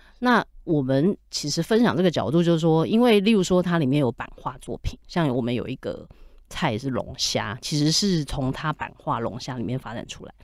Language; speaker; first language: Chinese; native; Chinese